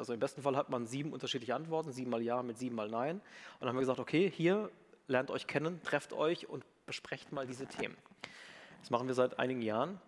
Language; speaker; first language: German; native; German